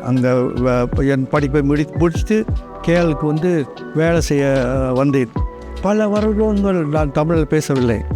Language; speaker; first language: Tamil; non-native, local second language; Chinese